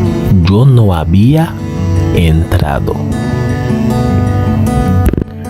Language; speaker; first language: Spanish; non-native, fluent; Haitian Creole